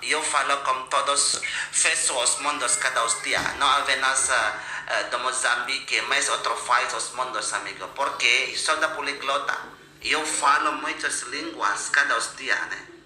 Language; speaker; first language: Portuguese; non-native, learner; Indonesian